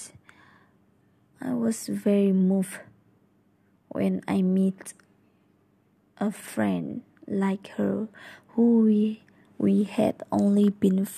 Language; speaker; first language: English; non-native, local second language; Malay